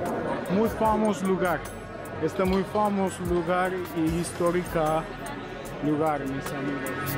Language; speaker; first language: Spanish; non-native, learner; Turkish